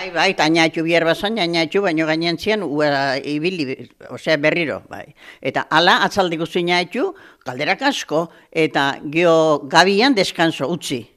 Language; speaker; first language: Basque; native; Basque